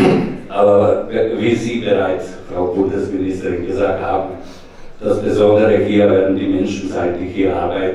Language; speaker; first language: German; non-native, fluent; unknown